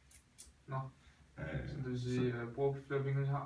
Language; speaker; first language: Danish; native; Danish